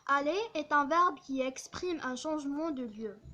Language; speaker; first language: French; non-native, local second language; Arabic